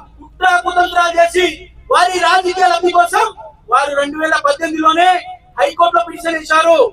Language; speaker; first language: Telugu; non-native, local second language; Lambadi